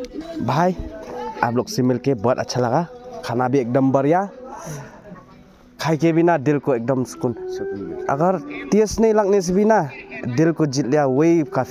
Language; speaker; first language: Hindi; non-native, local second language; Khasi